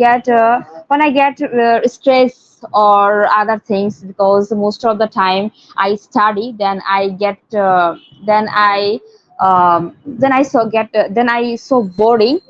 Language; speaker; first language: English; non-native, learner; Bangla